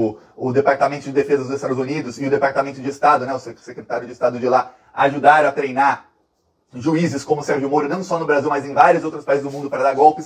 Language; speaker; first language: Portuguese; native; Portuguese